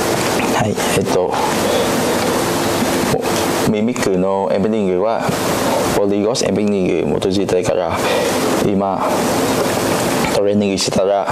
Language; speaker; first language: Japanese; non-native, learner; Vietnamese